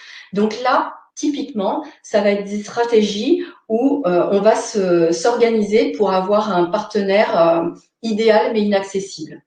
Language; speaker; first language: French; native; French